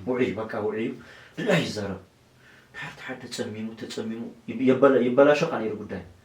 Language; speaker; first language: Tigrinya; non-native, local second language; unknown